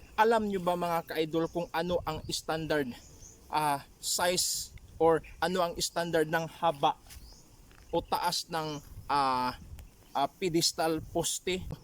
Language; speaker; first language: Filipino; non-native, local second language; Waray